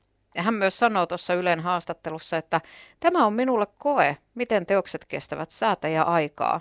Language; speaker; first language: Finnish; native; Finnish